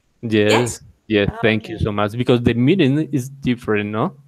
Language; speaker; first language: English; non-native, learner; Spanish